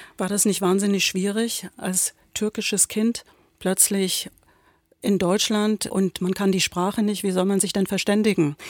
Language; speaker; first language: German; native; German